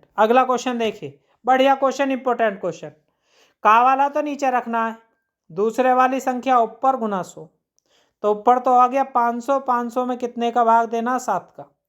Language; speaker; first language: Hindi; native; Hindi